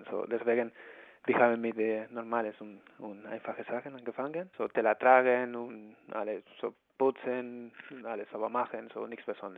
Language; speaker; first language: German; non-native, learner; Spanish